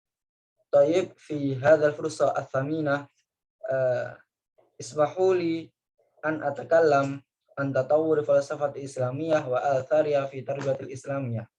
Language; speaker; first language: Arabic; non-native, learner; Indonesian